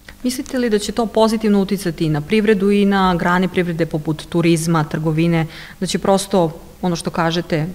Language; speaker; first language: Serbian; native; Serbian